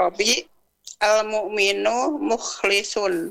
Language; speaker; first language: Arabic; non-native, learner; Indonesian